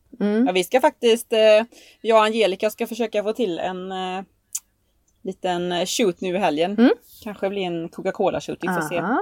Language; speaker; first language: Swedish; native; Swedish